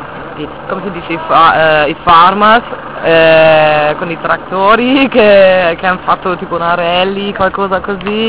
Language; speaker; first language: Italian; non-native, fluent; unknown